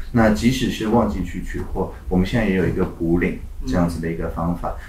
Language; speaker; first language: Chinese; native; Chinese